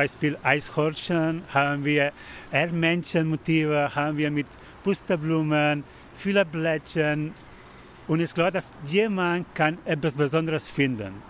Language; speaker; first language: German; non-native, learner; Spanish